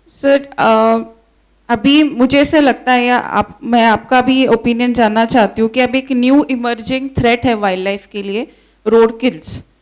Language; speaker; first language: Hindi; non-native, local second language; Marathi